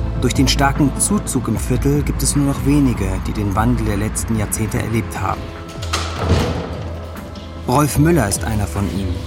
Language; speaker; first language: German; native; German